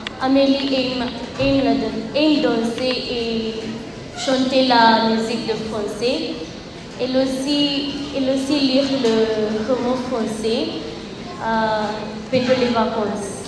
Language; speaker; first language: French; non-native, learner; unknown